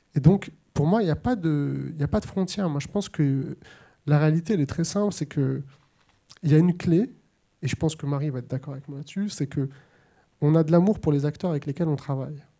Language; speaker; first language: French; native; French